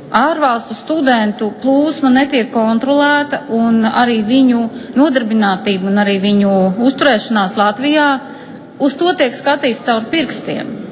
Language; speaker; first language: Latvian; non-native, local second language; Russian